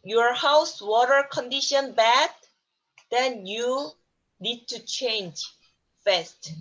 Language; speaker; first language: English; non-native, learner; Korean